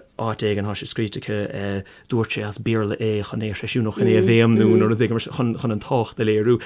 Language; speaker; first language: Irish; native; Irish